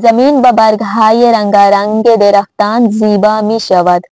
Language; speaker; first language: Persian; non-native, fluent; Urdu